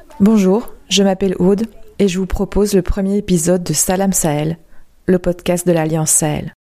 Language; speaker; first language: French; native; French